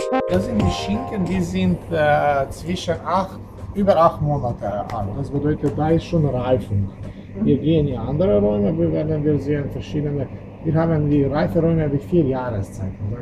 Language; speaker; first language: German; non-native, fluent; Slovenian